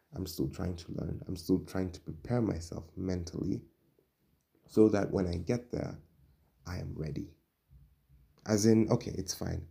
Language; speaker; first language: English; non-native, local second language; Swahili